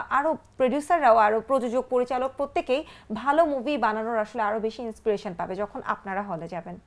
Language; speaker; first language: Bangla; native; Bangla